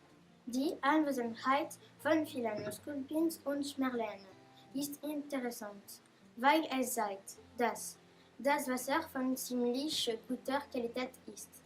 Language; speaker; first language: German; non-native, learner; French